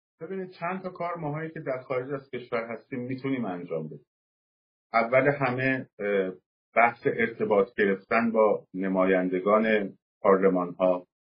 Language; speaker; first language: Persian; native; Persian